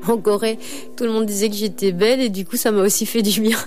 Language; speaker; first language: French; native; French